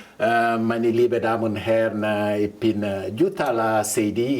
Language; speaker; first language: German; non-native, learner; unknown